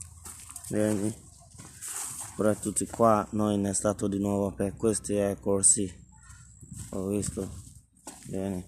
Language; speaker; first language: Italian; non-native, learner; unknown